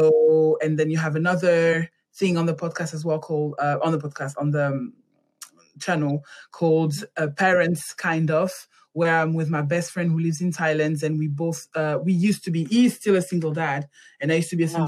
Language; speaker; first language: English; non-native, fluent; French